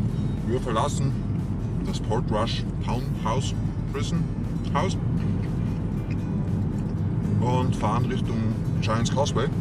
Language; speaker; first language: German; native; German